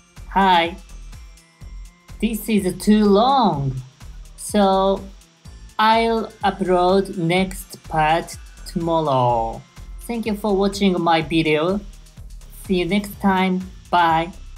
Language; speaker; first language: English; non-native, learner; Japanese